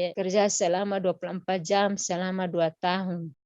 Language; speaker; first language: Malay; non-native, local second language; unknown